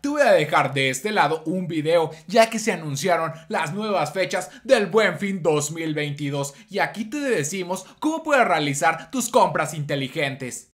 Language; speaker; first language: Spanish; native; Spanish